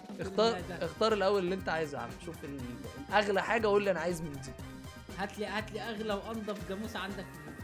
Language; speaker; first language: Arabic; native; Arabic